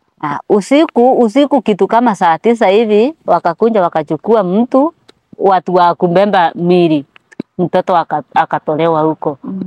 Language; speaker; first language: Swahili; non-native, local second language; Kikuyu